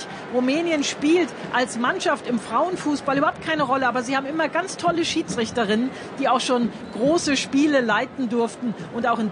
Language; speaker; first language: German; native; German